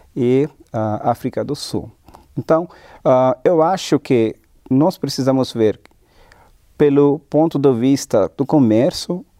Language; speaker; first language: Portuguese; non-native, fluent; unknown